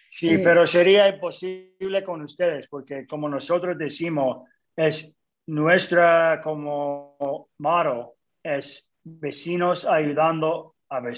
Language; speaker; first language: Spanish; early bilingual, other home language; English